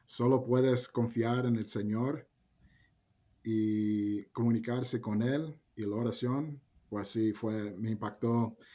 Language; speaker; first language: Spanish; early bilingual, heritage; Spanish